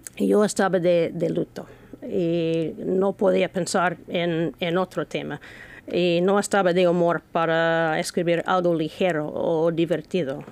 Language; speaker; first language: Spanish; non-native, fluent; English